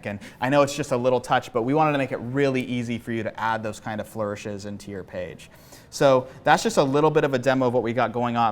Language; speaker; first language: English; native; English